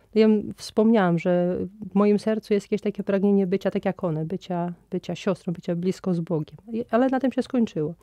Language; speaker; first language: Polish; native; Polish